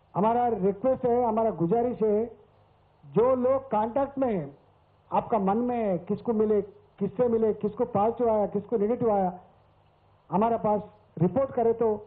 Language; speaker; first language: Hindi; non-native, local second language; Telugu